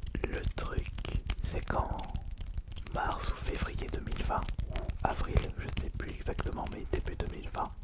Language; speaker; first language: French; native; French